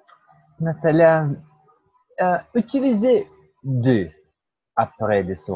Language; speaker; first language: French; non-native, fluent; Portuguese